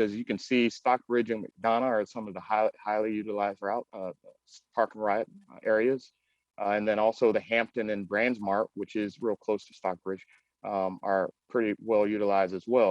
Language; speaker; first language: English; native; English